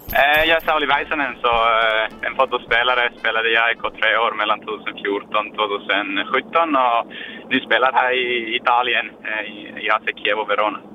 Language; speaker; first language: Swedish; non-native, learner; Finnish